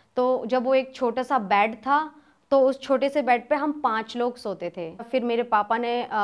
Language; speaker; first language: Hindi; native; Hindi